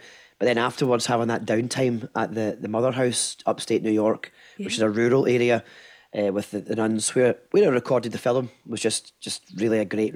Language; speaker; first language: English; native; English